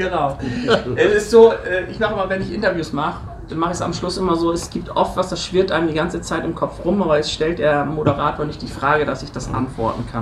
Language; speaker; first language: German; native; German